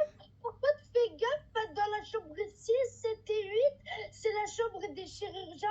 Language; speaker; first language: French; native; French